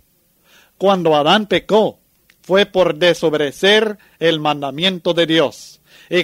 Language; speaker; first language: Spanish; native; Spanish